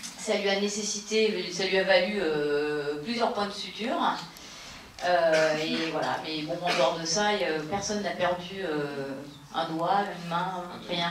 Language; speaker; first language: French; native; French